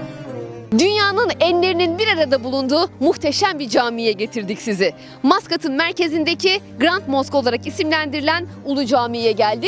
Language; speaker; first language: Turkish; native; Turkish